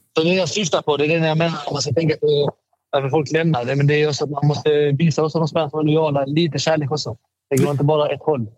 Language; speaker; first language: Swedish; native; Swedish